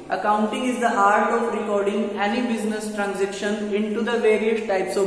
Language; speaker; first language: English; non-native, local second language; Hindi